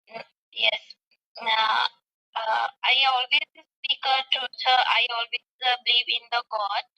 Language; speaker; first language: English; non-native, learner; Punjabi